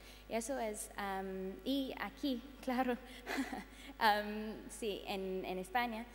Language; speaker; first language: Spanish; non-native, fluent; English